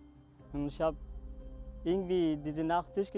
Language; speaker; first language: German; non-native, learner; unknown